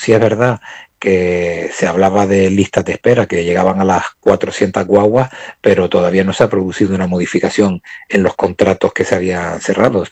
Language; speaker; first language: Spanish; native; Spanish